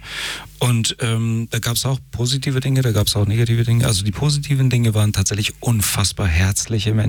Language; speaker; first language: German; early bilingual, other home language; Persian